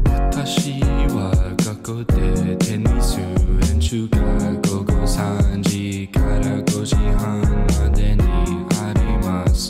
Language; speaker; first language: Japanese; non-native, learner; English